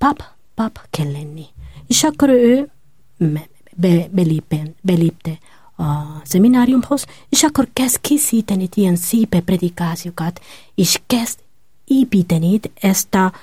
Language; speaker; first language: Hungarian; non-native, learner; Spanish